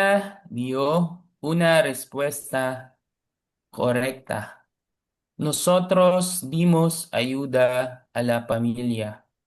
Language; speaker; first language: Spanish; non-native, learner; Filipino